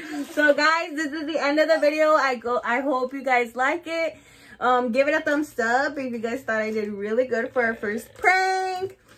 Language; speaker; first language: English; early bilingual, other home language; Spanish